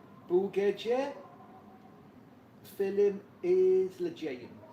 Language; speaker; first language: Turkish; non-native, learner; English